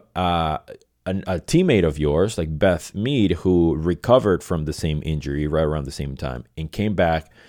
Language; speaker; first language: English; non-native, fluent; Spanish